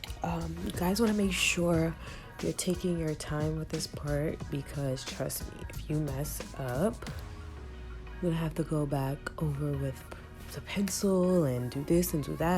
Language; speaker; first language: English; native; English